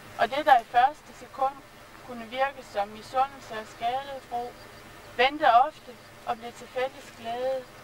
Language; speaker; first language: Danish; native; Danish